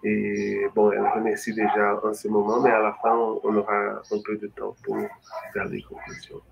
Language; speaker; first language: French; non-native, fluent; Portuguese